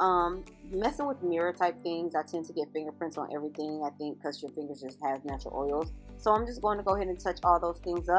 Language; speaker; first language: English; native; English